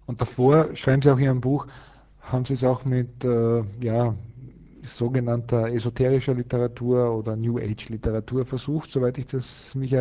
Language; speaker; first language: German; native; German